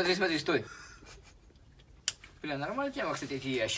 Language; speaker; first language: Russian; native; Russian